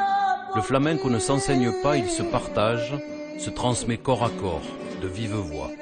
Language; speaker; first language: French; native; French